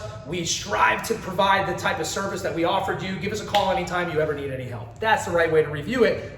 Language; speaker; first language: English; native; English